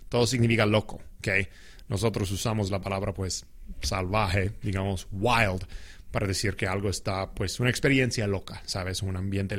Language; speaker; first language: Spanish; non-native, fluent; English